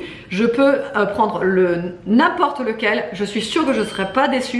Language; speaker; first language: French; native; French